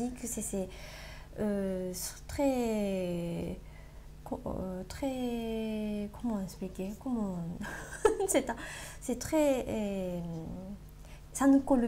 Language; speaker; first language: French; non-native, learner; Japanese